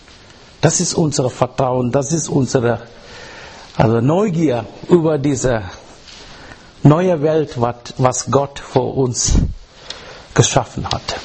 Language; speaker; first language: German; non-native, learner; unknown